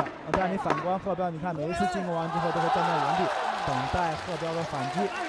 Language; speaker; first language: Chinese; native; Chinese